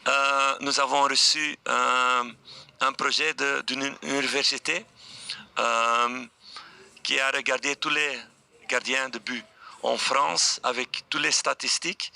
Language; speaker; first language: French; non-native, fluent; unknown